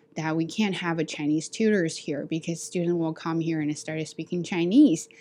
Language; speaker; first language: English; non-native, fluent; Chinese